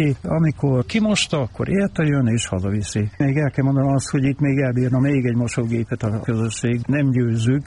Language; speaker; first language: Hungarian; native; Hungarian